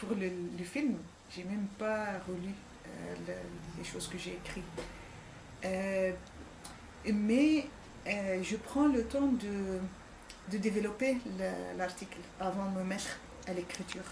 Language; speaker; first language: French; non-native, fluent; Arabic